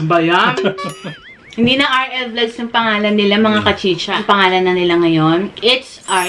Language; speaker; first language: Filipino; native; Filipino